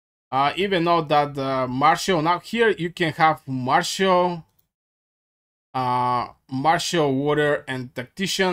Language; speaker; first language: English; non-native, fluent; Bulgarian